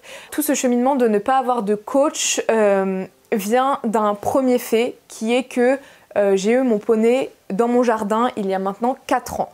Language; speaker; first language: French; native; French